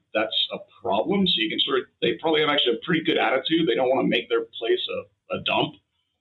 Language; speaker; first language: English; native; English